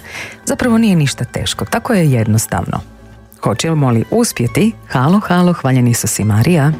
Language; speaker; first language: Croatian; native; Croatian